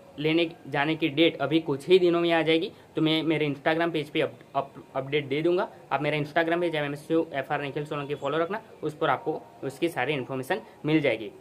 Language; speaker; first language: Hindi; non-native, local second language; Gujarati